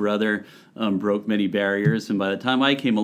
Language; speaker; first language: English; native; English